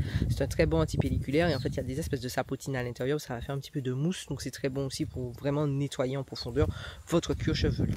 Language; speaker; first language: French; native; French